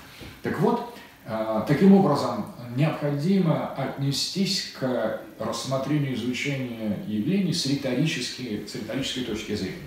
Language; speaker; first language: Russian; native; Russian